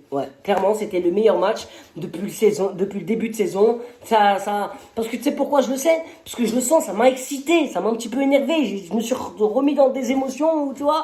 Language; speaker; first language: French; native; French